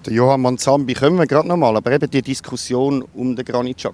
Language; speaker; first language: German; native; German